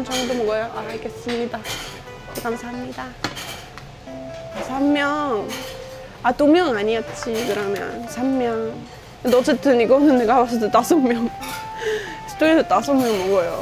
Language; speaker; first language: Korean; non-native, fluent; Estonian